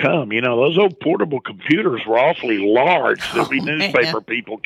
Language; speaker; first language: English; native; English